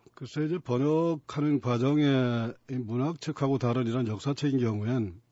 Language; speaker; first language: Korean; native; Korean